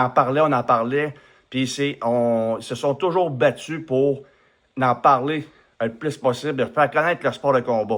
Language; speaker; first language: French; native; French